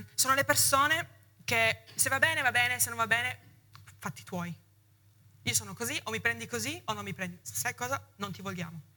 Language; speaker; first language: Italian; early bilingual, heritage; Italian